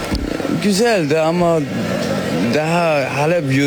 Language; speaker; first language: Turkish; non-native, fluent; Arabic